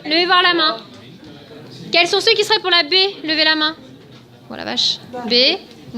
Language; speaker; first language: French; native; French